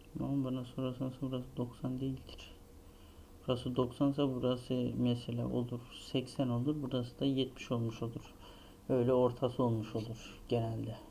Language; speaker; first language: Turkish; native; Turkish